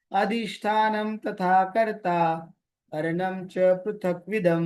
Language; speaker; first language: Hindi; non-native, local second language; Marathi